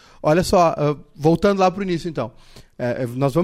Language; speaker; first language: Portuguese; native; Portuguese